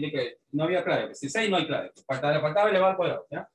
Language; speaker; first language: Spanish; native; Spanish